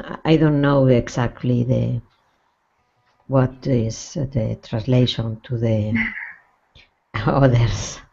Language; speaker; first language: English; non-native, learner; Spanish